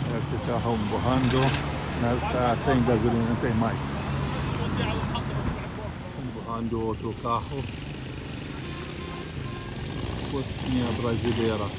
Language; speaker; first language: Portuguese; non-native, local second language; Arabic